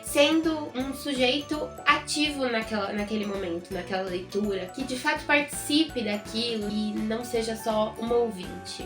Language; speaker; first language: Portuguese; native; Portuguese